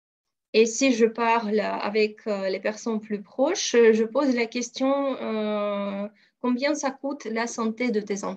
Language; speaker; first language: French; non-native, fluent; Russian